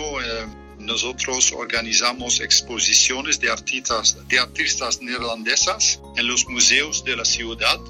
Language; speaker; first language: Spanish; non-native, fluent; Dutch